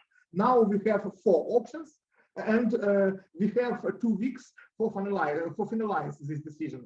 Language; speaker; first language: English; non-native, learner; Russian